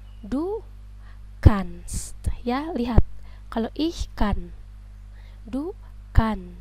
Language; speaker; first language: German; non-native, fluent; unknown